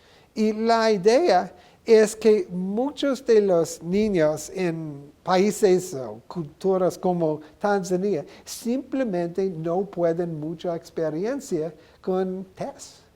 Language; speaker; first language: Spanish; non-native, learner; English